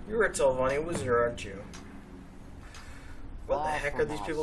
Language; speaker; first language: English; native; English